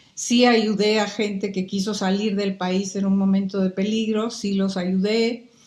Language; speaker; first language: Spanish; native; Spanish